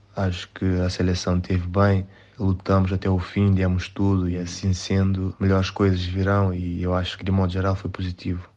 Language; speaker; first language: Portuguese; non-native, local second language; Kabuverdianu